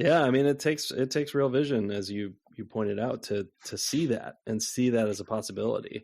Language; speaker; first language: English; native; English